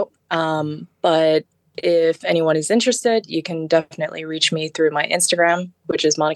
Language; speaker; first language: English; early bilingual, other home language; Khmer